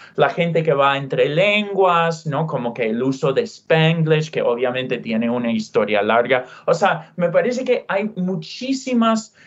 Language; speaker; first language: Spanish; non-native, fluent; English